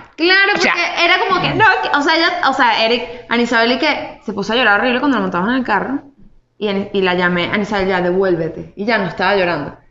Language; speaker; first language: Spanish; native; Spanish